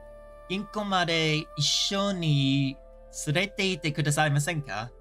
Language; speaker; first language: Japanese; non-native, learner; English